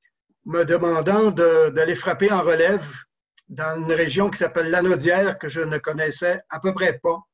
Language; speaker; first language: French; native; French